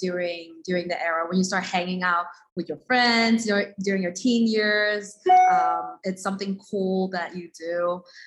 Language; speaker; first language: English; non-native, local second language; Chinese